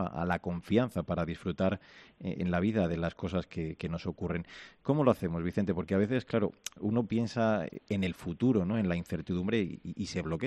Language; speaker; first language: Spanish; native; Spanish